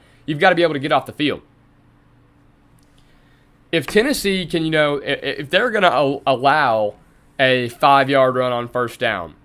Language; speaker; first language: English; native; English